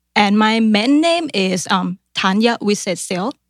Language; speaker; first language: English; non-native, fluent; Thai